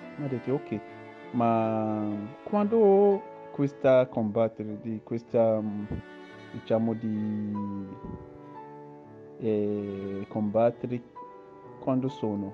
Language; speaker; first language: Italian; non-native, learner; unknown